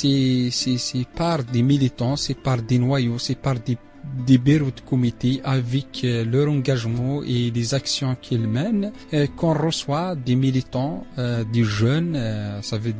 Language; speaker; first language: French; non-native, local second language; Arabic